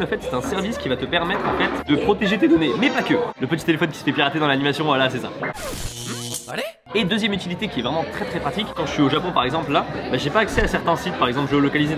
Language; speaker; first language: French; native; French